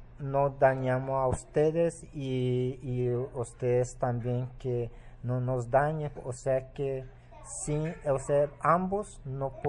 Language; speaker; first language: Spanish; non-native, local second language; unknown